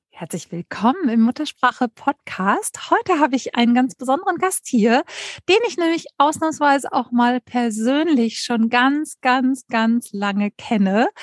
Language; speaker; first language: German; native; German